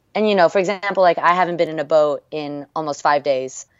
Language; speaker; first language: English; early bilingual, other home language; French